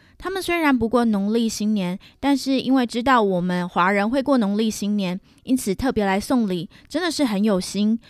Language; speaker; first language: Chinese; native; Chinese